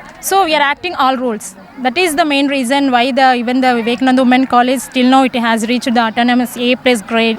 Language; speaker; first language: English; non-native, local second language; Telugu